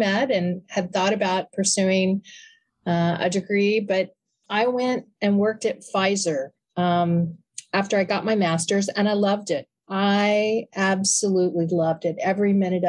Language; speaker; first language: English; native; English